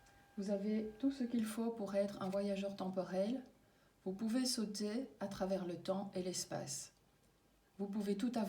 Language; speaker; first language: French; native; French